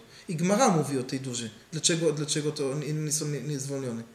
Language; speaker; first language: Polish; non-native, learner; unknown